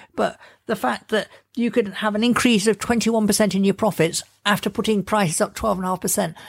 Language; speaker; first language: English; native; English